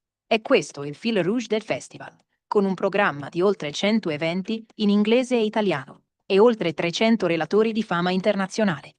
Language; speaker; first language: Italian; native; Italian